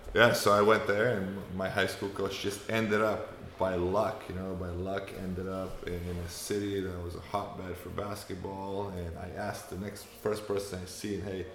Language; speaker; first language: English; non-native, fluent; Romanian